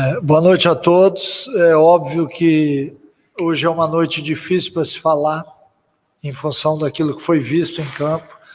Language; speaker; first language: Portuguese; native; Portuguese